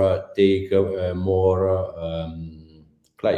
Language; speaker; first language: English; non-native, learner; Italian